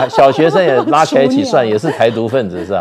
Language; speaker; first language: Chinese; native; Chinese